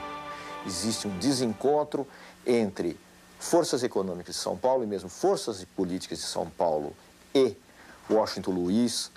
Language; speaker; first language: Portuguese; native; Portuguese